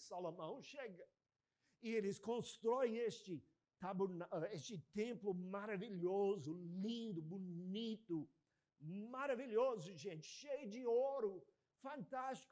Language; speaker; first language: Portuguese; non-native, fluent; English